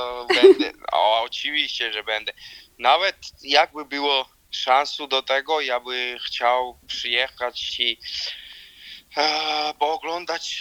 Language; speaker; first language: Polish; non-native, learner; Georgian